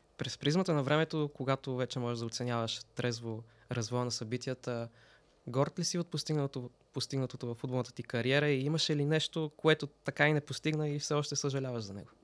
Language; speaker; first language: Bulgarian; native; Bulgarian